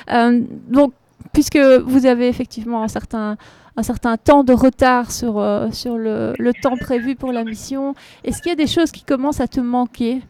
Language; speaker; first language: French; native; French